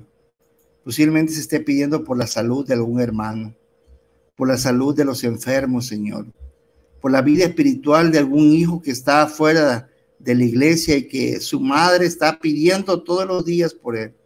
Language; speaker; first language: Spanish; native; Spanish